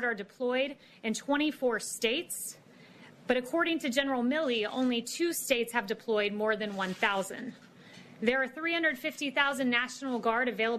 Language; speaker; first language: English; native; English